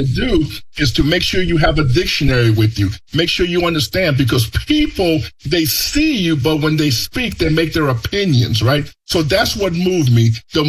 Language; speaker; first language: English; early bilingual, other home language; Spanish